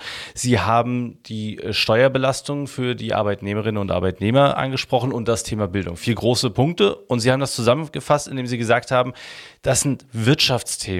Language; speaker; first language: German; native; German